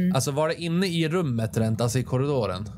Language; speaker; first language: Swedish; native; Swedish